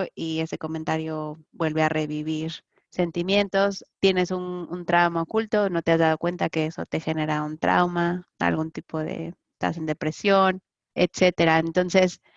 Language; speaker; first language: Spanish; native; Spanish